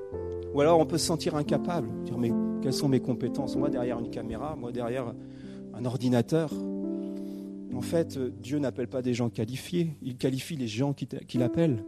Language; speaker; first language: French; native; French